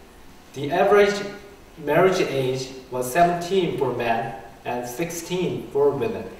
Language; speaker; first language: English; non-native, learner; Korean